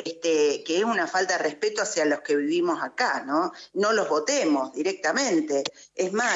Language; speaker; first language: Spanish; native; Spanish